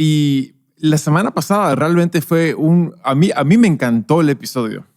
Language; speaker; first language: Spanish; non-native, local second language; English